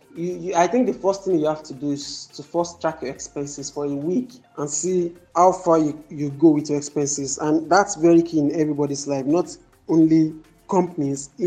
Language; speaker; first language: English; non-native, local second language; Yoruba